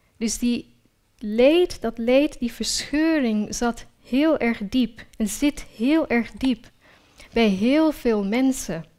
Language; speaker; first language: Dutch; early bilingual, other home language; Urdu